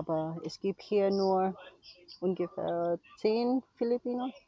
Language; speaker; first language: German; non-native, learner; Cebuano